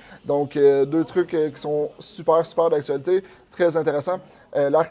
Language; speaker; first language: French; native; French